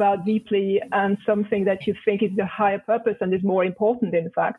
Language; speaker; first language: English; non-native, fluent; French